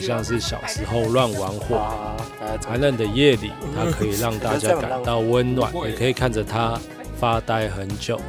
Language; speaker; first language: Chinese; native; Chinese